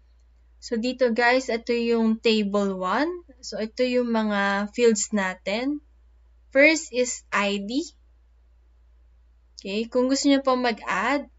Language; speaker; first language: Filipino; native; Filipino